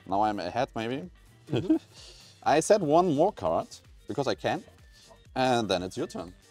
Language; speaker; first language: English; non-native, learner; German